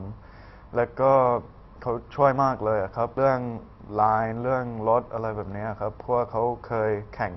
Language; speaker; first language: Thai; early bilingual, heritage; Thai